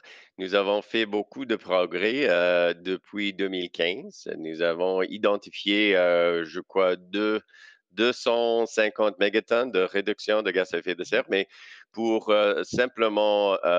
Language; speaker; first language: French; non-native, local second language; English